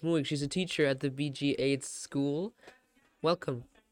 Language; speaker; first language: English; non-native, fluent; German